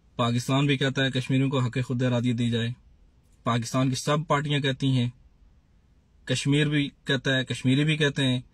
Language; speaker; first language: Urdu; non-native, local second language; Punjabi